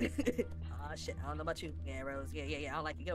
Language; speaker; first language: English; native; English